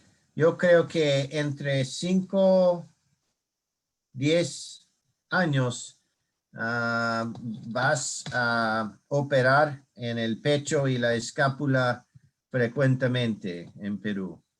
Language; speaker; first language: Spanish; non-native, learner; English